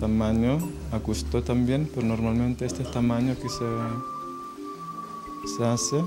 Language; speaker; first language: Spanish; non-native, fluent; Indonesian